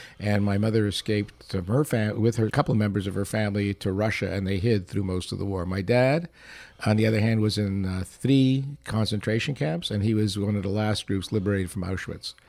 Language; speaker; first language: English; early bilingual, other home language; Yiddish